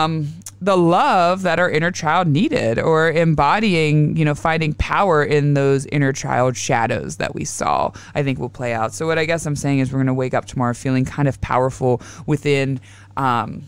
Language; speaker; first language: English; native; English